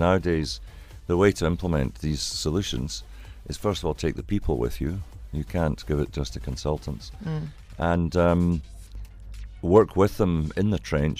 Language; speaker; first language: English; native; English